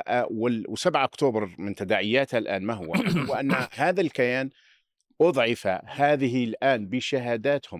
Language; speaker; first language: Arabic; native; Arabic